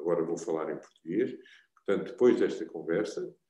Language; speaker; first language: Portuguese; native; Portuguese